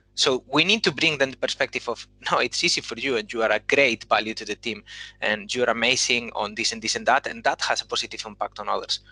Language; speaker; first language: English; non-native, fluent; Spanish